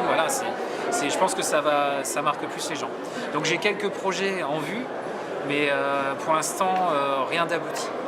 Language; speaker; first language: French; native; French